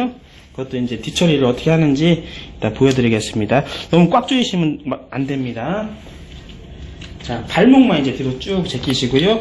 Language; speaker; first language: Korean; native; Korean